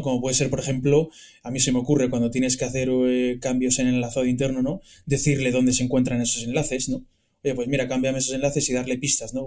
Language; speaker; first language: Spanish; native; Spanish